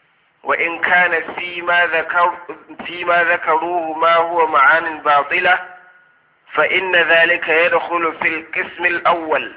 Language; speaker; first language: Arabic; non-native, fluent; Hausa